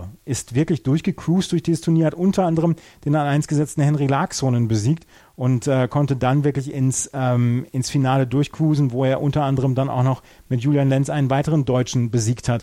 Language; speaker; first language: German; native; German